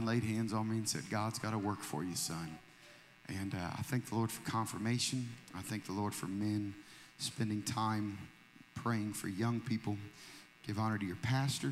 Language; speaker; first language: English; native; English